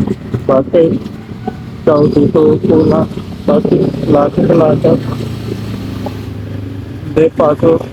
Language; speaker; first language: Filipino; non-native, learner; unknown